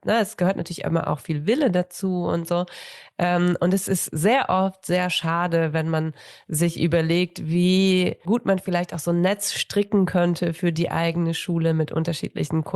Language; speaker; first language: German; native; German